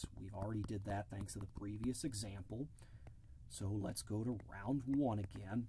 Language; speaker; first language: English; native; English